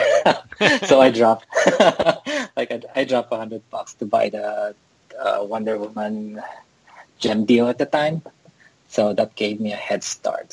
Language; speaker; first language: English; non-native, local second language; Filipino